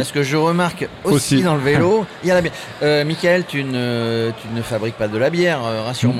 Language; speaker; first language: French; native; French